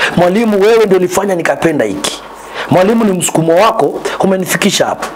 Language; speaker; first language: Swahili; non-native, local second language; Luyia